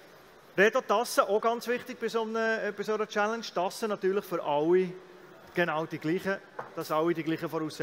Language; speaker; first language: German; native; German